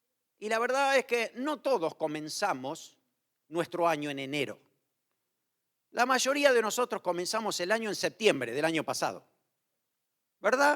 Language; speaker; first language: Spanish; native; Spanish